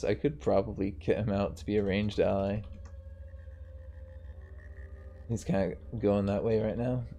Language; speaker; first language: English; native; English